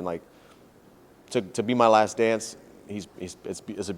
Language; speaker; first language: English; native; English